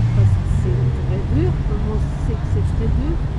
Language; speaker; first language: French; non-native, learner; Portuguese